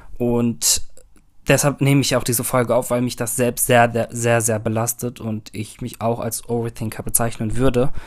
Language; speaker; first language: German; early bilingual, other home language; Turkish